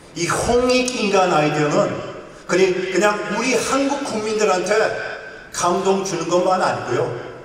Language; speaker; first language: Korean; early bilingual, heritage; Korean